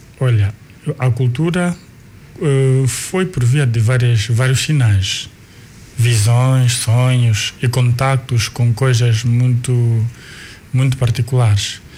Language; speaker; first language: Portuguese; non-native, local second language; Kongo